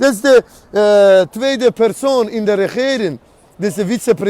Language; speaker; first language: Dutch; non-native, learner; Azerbaijani